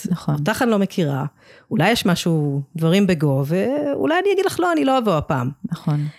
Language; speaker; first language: Hebrew; early bilingual, other home language; English